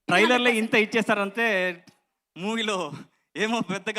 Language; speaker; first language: Telugu; non-native, learner; Kannada